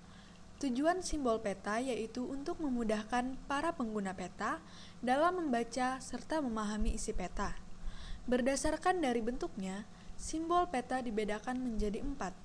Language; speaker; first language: Indonesian; native; Indonesian